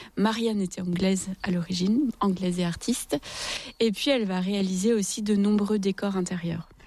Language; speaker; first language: French; native; French